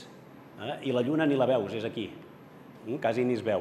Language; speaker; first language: Catalan; native; Catalan